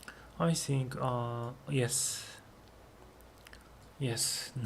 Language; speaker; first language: English; non-native, learner; Japanese